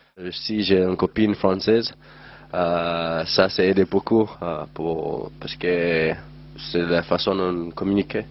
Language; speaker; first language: French; non-native, learner; Zulu